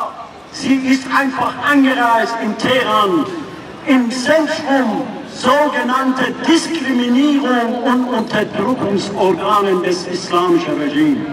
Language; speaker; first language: German; non-native, fluent; Persian